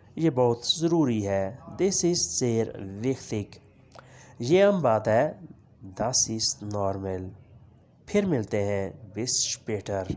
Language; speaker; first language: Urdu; non-native, local second language; Punjabi